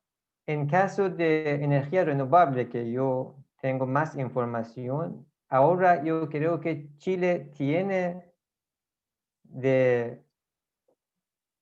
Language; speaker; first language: Spanish; non-native, fluent; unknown